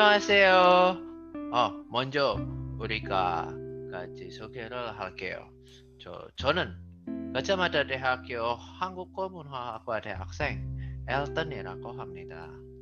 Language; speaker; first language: Korean; non-native, learner; Indonesian